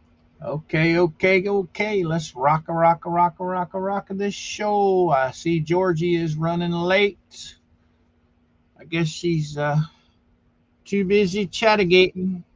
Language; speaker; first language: English; native; English